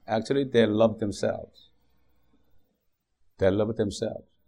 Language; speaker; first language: English; non-native, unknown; Korean